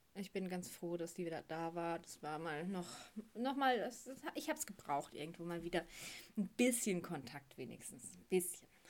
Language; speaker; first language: German; native; German